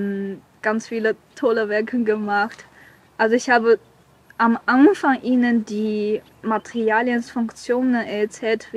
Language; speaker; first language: German; non-native, learner; Chinese